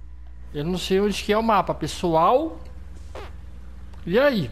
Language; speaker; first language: Portuguese; native; Portuguese